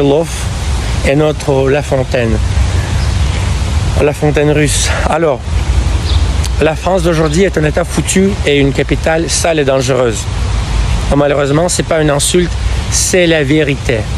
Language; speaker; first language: French; non-native, fluent; Russian